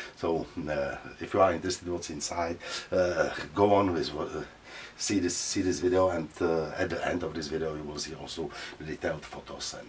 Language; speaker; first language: English; non-native, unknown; Czech